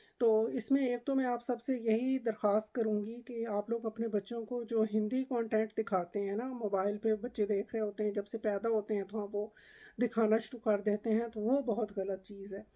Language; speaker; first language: Urdu; native; Urdu